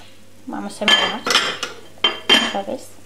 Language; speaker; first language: Spanish; non-native, learner; Turkish